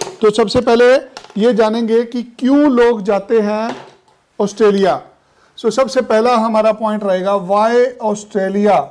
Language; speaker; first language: Hindi; non-native, local second language; Punjabi